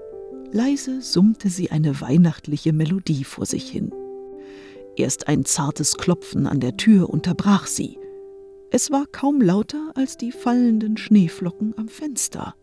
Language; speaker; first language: German; native; German